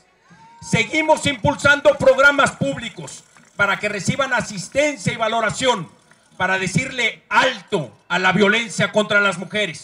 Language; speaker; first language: Spanish; native; Spanish